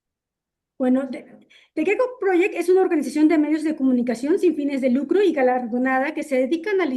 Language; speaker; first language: Spanish; native; Spanish